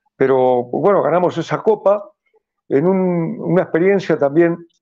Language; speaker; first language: Spanish; native; Spanish